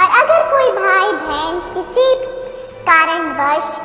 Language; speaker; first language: Hindi; native; Hindi